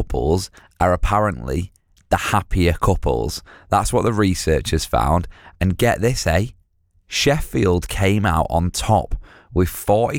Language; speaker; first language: English; native; English